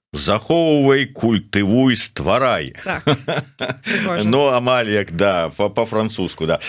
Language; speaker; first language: Belarusian; non-native, local second language; Russian